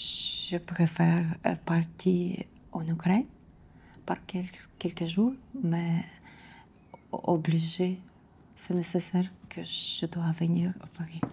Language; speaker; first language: French; non-native, learner; Ukrainian